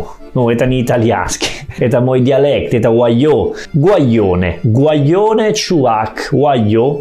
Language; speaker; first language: Russian; non-native, fluent; Italian